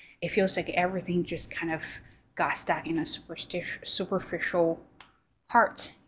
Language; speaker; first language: English; non-native, fluent; Chinese